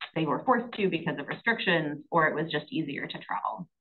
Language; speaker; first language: English; native; English